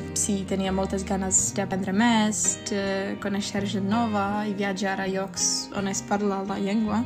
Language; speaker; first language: Catalan; non-native, fluent; Czech